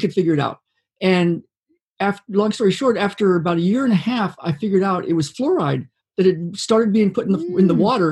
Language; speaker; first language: English; native; English